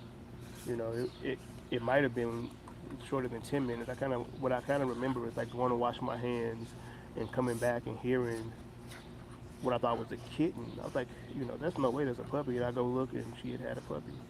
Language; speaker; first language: English; native; English